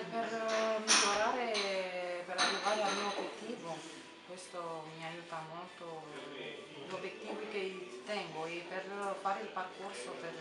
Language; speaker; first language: Italian; non-native, fluent; Romanian